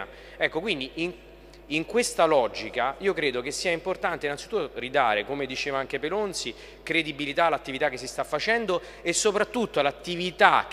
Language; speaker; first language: Italian; native; Italian